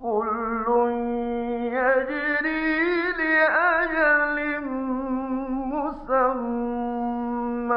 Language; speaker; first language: Arabic; native; Arabic